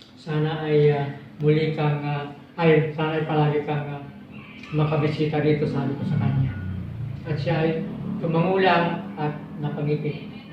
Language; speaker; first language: Filipino; non-native, local second language; Cebuano